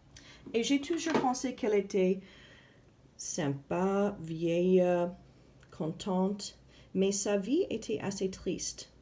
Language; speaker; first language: French; non-native, fluent; English